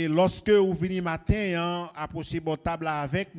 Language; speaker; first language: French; non-native, local second language; Haitian Creole